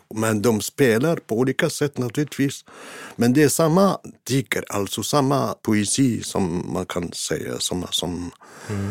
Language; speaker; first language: Swedish; non-native, fluent; Arabic